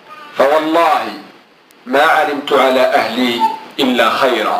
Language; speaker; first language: Arabic; native; Arabic